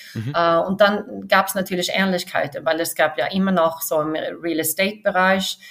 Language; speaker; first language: German; non-native, fluent; Swedish